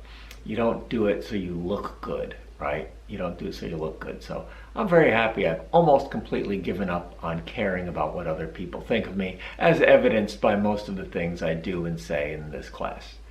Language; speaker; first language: English; native; English